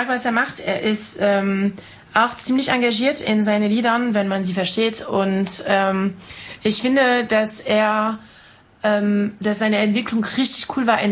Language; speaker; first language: German; non-native, fluent; French